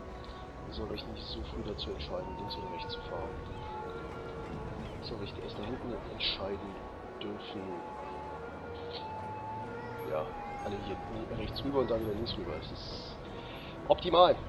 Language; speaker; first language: German; native; German